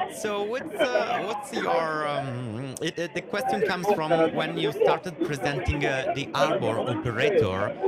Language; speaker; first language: English; non-native, fluent; Italian